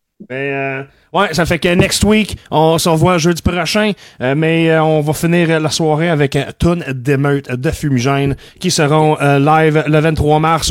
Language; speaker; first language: French; native; French